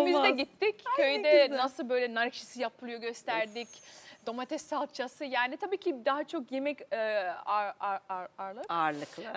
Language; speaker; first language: Turkish; early bilingual, heritage; Turkish